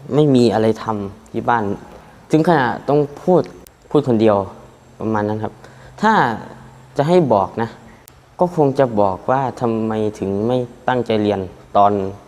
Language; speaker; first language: Thai; native; Thai